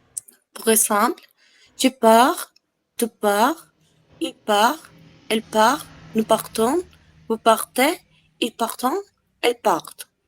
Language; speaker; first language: French; non-native, learner; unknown